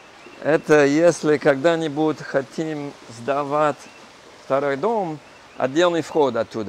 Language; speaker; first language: Russian; non-native, fluent; English